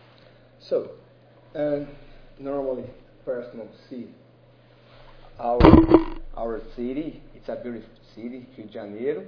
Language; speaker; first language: English; non-native, learner; Portuguese